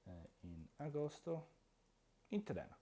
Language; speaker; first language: Italian; non-native, fluent; English